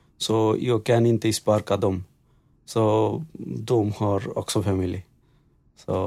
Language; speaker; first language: Swedish; non-native, learner; Bangla